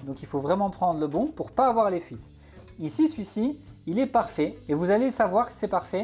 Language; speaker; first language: French; native; French